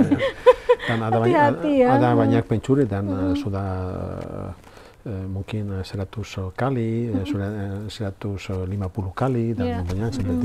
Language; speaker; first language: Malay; non-native, learner; Spanish